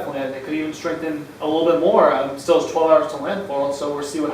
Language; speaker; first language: English; native; English